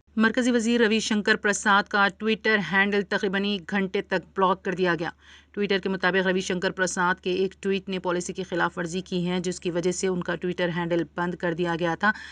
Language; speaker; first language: Urdu; native; Urdu